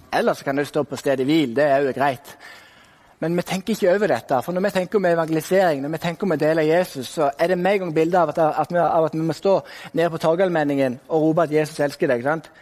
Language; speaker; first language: Norwegian; native; Norwegian